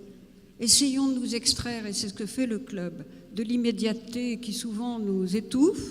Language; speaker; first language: French; native; French